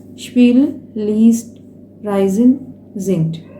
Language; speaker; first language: German; non-native, fluent; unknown